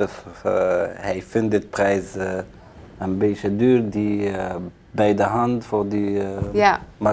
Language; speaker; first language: Dutch; non-native, learner; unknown